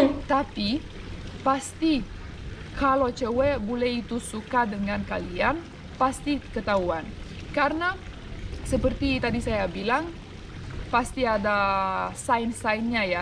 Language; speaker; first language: Indonesian; non-native, fluent; Romanian